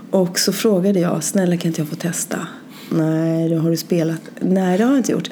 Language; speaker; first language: Swedish; early bilingual, other home language; Spanish